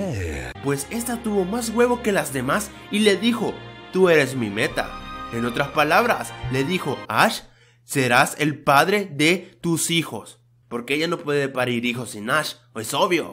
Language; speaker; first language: Spanish; native; Spanish